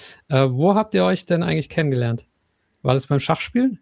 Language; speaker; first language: German; native; German